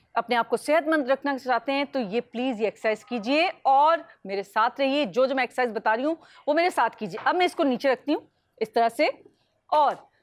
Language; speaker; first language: Urdu; native; Urdu